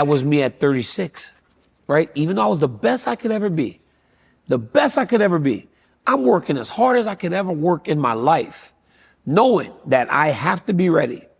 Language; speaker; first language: English; native; English